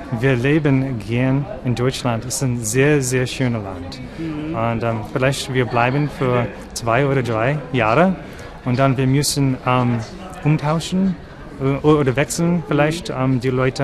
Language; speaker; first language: German; non-native, learner; English